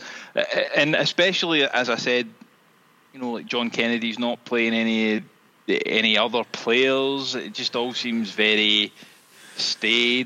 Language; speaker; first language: English; native; English